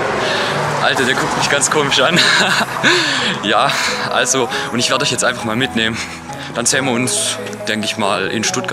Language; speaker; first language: German; native; German